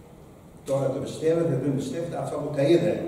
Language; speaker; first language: Greek; non-native, learner; Arabic